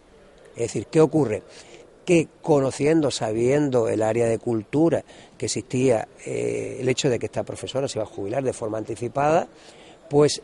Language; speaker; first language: Spanish; native; Spanish